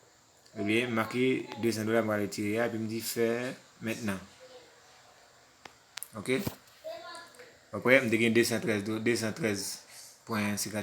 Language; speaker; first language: French; non-native, learner; Haitian Creole